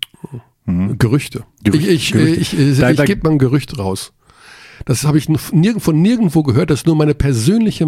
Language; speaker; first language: German; native; German